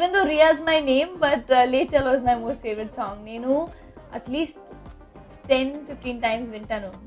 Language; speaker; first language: Telugu; non-native, learner; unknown